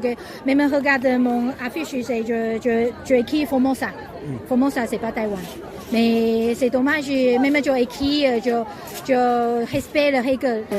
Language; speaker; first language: French; non-native, learner; Chinese